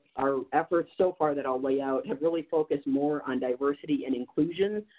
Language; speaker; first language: English; native; English